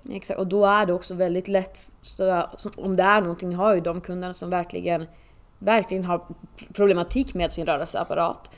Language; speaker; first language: Swedish; native; Swedish